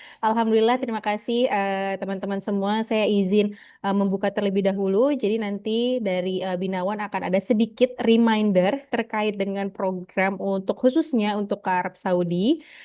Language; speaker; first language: Indonesian; native; Indonesian